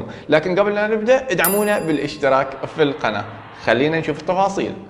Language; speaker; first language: Arabic; native; Arabic